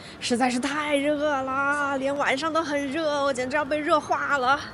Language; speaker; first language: Chinese; native; Chinese